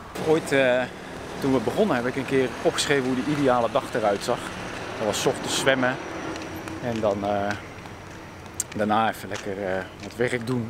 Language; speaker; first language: Dutch; native; Dutch